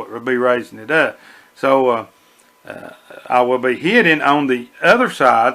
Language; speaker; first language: English; native; English